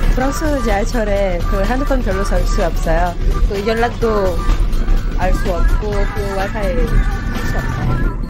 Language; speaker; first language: Korean; non-native, learner; French